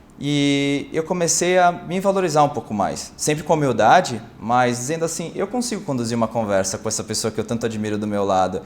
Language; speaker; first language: Portuguese; native; Portuguese